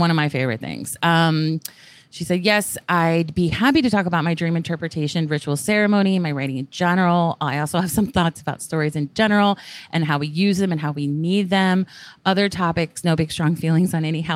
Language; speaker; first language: English; native; English